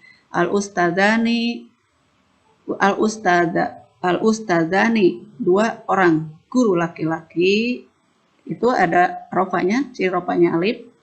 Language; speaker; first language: Indonesian; native; Indonesian